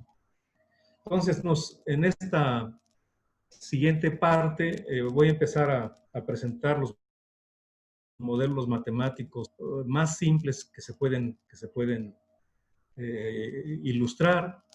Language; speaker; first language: Spanish; native; Spanish